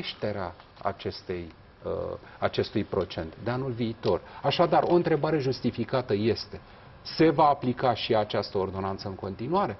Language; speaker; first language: Romanian; native; Romanian